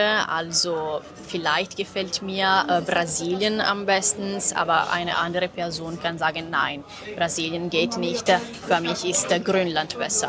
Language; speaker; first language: German; non-native, fluent; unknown